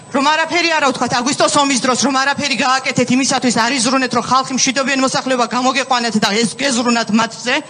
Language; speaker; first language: Georgian; native; Georgian